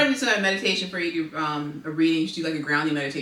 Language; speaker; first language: English; native; English